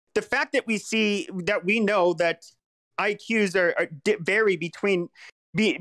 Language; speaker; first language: English; native; English